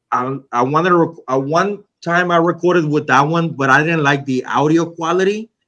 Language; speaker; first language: English; non-native, fluent; Spanish